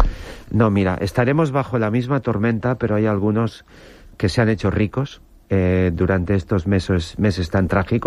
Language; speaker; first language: Spanish; native; Spanish